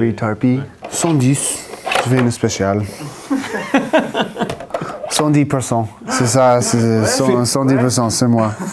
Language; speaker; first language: French; non-native, fluent; English